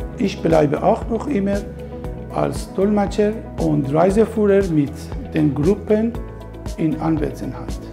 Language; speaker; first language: German; non-native, fluent; Persian